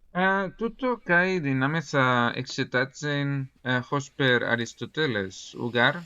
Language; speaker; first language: Greek; non-native, fluent; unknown